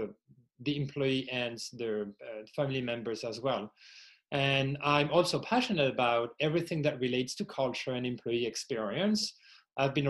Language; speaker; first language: English; non-native, fluent; French